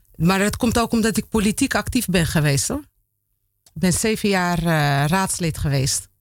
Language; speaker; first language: Dutch; early bilingual, other home language; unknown